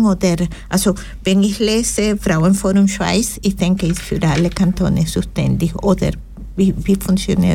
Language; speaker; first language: German; non-native, learner; Spanish